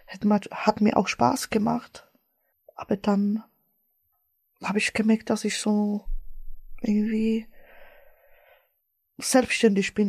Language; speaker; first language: German; early bilingual, other home language; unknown